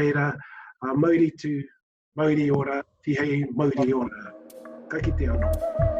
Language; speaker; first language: Māori; non-native, local second language; English